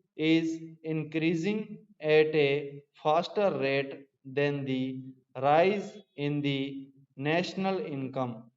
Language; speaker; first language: English; non-native, local second language; Hindi